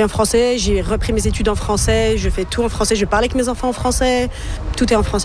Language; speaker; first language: French; native; French